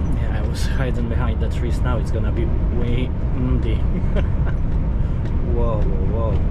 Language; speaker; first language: English; non-native, fluent; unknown